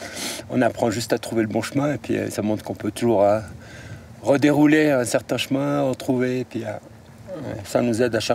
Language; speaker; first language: French; native; French